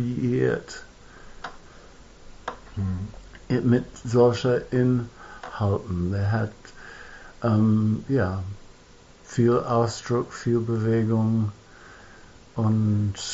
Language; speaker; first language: German; non-native, fluent; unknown